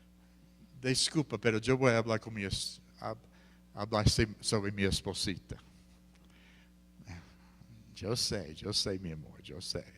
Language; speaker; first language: Spanish; non-native, fluent; English